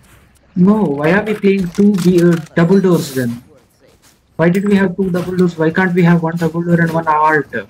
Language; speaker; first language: English; non-native, local second language; Kannada